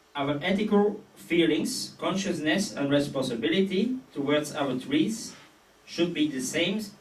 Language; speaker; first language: English; non-native, fluent; Dutch